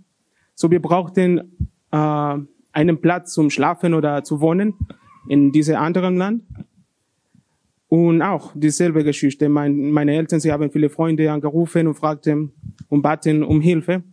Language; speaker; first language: German; non-native, learner; Spanish